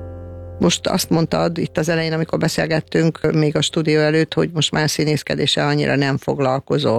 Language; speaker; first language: Hungarian; native; Hungarian